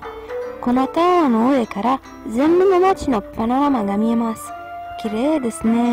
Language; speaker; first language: Japanese; non-native, learner; Romanian